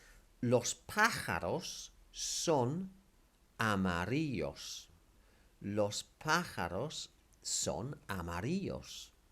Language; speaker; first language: Spanish; non-native, fluent; English